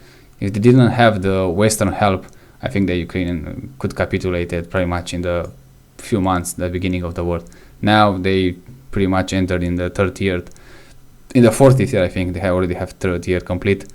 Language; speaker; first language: English; non-native, fluent; Romanian